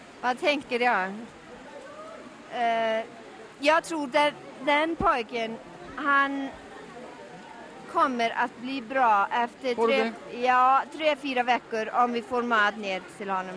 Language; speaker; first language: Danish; non-native, learner; Icelandic